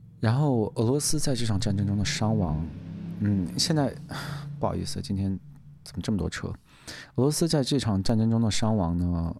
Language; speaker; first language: Chinese; native; Chinese